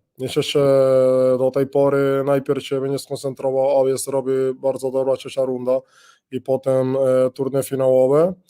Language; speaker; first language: Polish; non-native, learner; Spanish